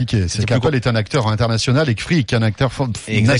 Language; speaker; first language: French; native; French